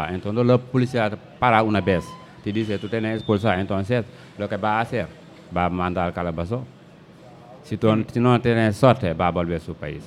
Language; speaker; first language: Spanish; non-native, learner; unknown